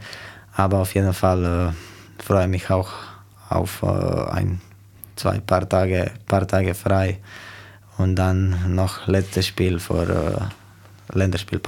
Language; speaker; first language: German; non-native, fluent; Slovenian